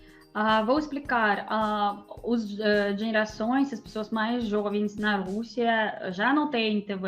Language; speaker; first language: Portuguese; non-native, fluent; Russian